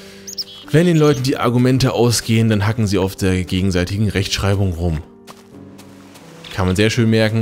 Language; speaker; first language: German; native; German